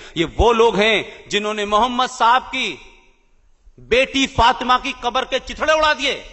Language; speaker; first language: Hindi; native; Hindi